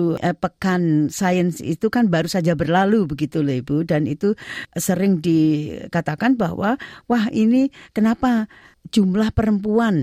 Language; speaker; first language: Indonesian; native; Indonesian